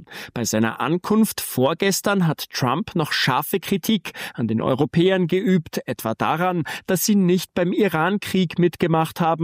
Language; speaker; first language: German; native; German